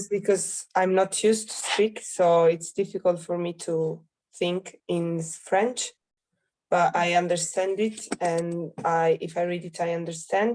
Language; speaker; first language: English; non-native, fluent; Italian